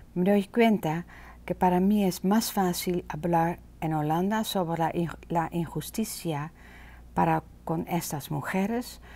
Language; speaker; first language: Spanish; non-native, learner; Dutch